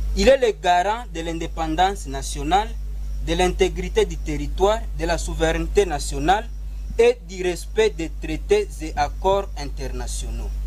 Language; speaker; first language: French; non-native, local second language; Swahili